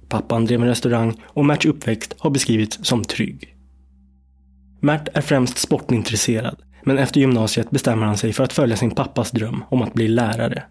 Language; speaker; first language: Swedish; native; Swedish